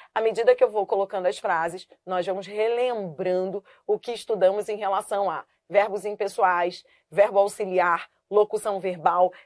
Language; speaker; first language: Portuguese; native; Portuguese